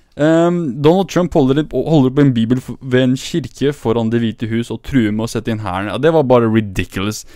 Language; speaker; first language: Norwegian; early bilingual, other home language; Kurdish